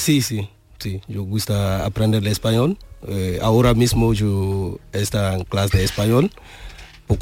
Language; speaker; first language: Spanish; non-native, learner; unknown